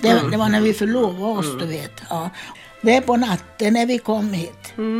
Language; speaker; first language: Swedish; non-native, fluent; Italian